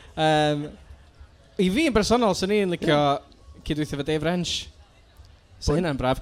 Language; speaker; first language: Welsh; native; Welsh